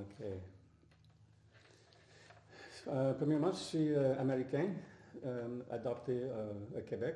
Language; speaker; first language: French; non-native, fluent; English